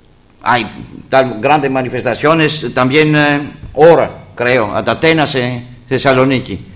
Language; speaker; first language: Spanish; non-native, learner; Greek